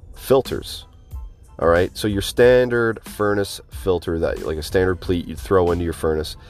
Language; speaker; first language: English; native; English